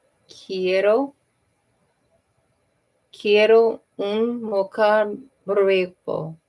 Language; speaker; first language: Spanish; non-native, learner; English